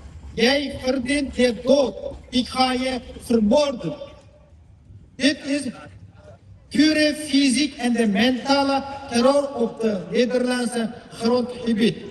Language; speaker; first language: Dutch; non-native, learner; Uyghur